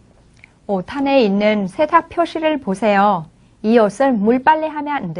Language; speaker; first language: Korean; non-native, fluent; Vietnamese